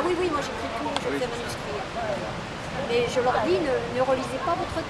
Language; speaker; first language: French; native; French